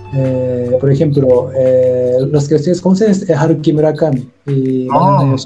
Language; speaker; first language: Spanish; non-native, learner; Japanese